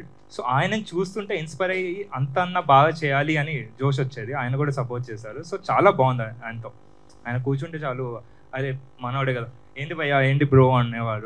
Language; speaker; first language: Telugu; native; Telugu